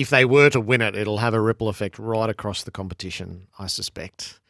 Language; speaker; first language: English; native; English